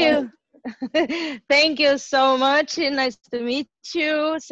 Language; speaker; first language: English; non-native, learner; Portuguese